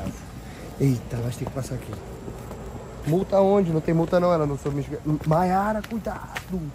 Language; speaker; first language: Portuguese; native; Portuguese